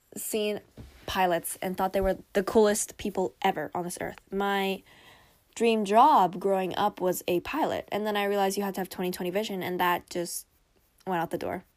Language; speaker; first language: English; early bilingual, other home language; Korean